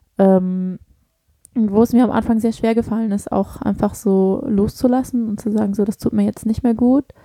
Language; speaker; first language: German; early bilingual, other home language; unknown